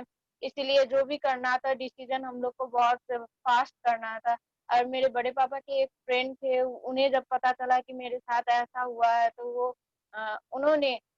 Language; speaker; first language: Hindi; non-native, fluent; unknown